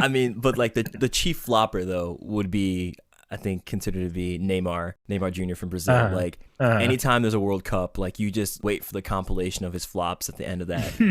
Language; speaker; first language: English; native; English